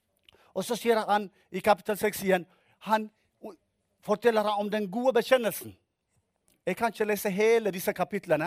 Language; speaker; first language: Norwegian; non-native, fluent; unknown